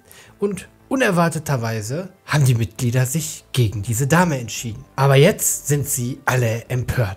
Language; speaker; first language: German; native; German